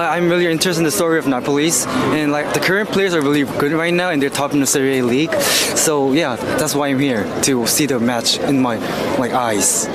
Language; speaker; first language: English; non-native, fluent; Korean